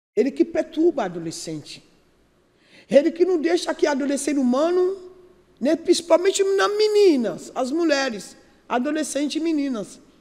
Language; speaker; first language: Portuguese; non-native, learner; Yoruba